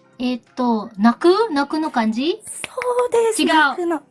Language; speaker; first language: Japanese; non-native, learner; Filipino